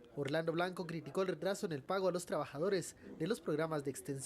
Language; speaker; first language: Spanish; native; Spanish